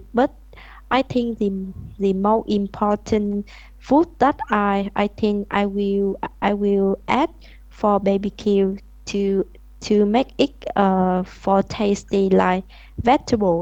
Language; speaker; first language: English; non-native, learner; Vietnamese